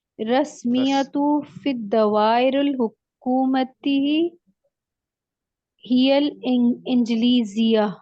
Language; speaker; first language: Arabic; non-native, learner; Urdu